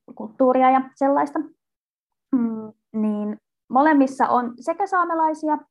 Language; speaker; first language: Finnish; native; Finnish